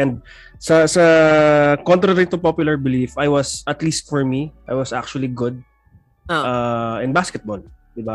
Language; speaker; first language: English; non-native, local second language; Filipino